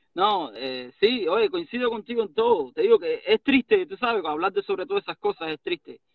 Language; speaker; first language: Spanish; native; Spanish